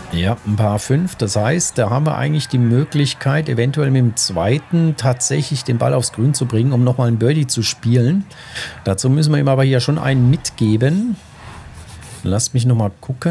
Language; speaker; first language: German; native; German